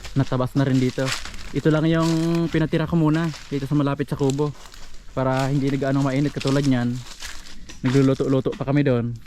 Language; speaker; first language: Filipino; non-native, local second language; Bikol